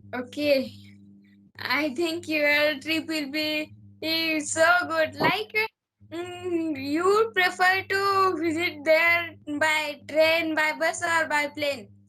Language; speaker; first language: English; non-native, learner; Marathi